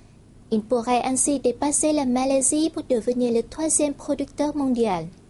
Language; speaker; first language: French; non-native, fluent; Vietnamese